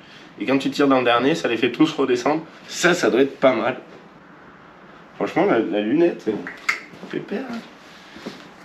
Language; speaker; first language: French; native; French